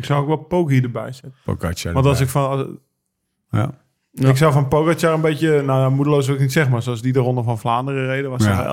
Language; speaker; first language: Dutch; native; Dutch